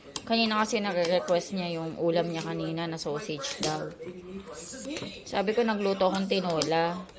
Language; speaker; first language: Filipino; native; Filipino